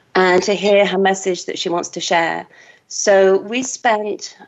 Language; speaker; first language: English; native; English